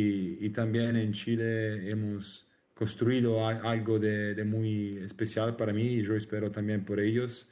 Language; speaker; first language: Spanish; non-native, learner; Italian